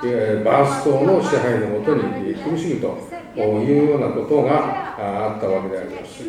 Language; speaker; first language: Japanese; native; Japanese